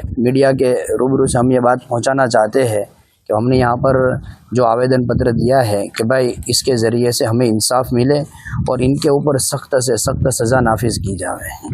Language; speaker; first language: Urdu; non-native, local second language; Gujarati